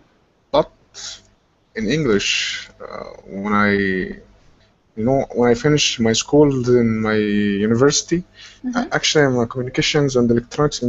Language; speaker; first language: English; non-native, fluent; Arabic